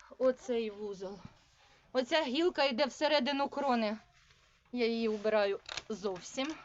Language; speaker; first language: Ukrainian; non-native, local second language; Russian